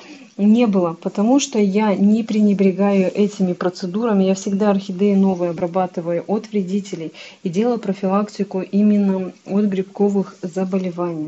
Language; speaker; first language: Russian; native; Russian